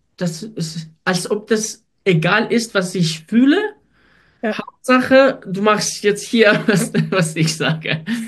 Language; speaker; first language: German; non-native, fluent; Ukrainian